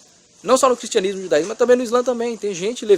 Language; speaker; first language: Portuguese; native; Portuguese